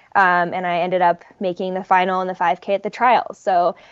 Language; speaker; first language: English; native; English